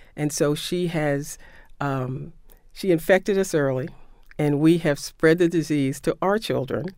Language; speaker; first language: English; native; English